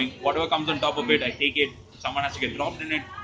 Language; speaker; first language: English; non-native, local second language; Tamil